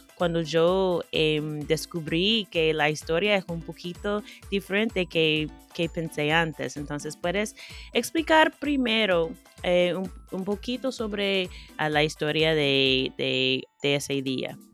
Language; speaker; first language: Spanish; non-native, fluent; English